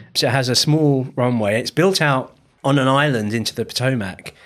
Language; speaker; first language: English; native; English